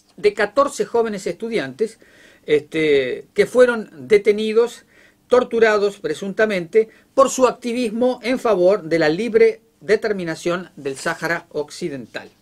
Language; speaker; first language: Spanish; native; Spanish